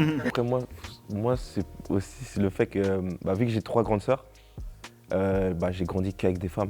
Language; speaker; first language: French; native; French